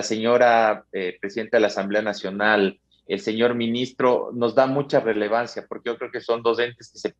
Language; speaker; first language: Spanish; native; Spanish